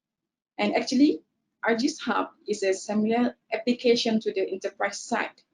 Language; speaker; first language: English; non-native, local second language; Malay